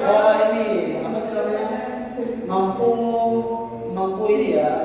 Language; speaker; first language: Indonesian; native; Indonesian